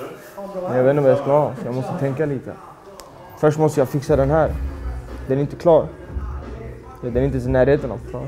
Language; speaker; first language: Swedish; early bilingual, other home language; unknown